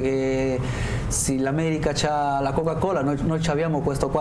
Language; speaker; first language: Italian; non-native, learner; Spanish